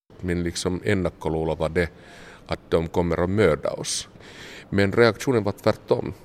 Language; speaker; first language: Swedish; non-native, local second language; Finnish